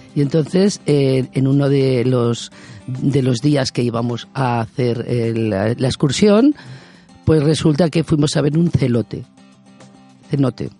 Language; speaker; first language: Spanish; native; Spanish